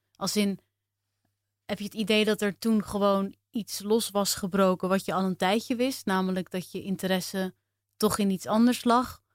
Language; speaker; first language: Dutch; native; Dutch